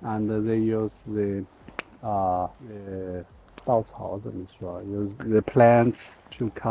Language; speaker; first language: English; non-native, learner; Chinese